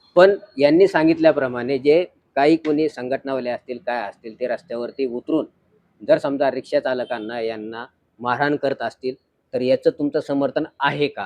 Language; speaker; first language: Marathi; native; Marathi